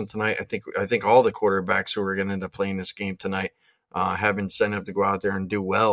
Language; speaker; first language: English; native; English